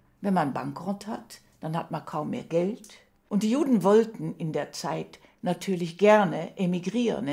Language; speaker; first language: German; early bilingual, heritage; German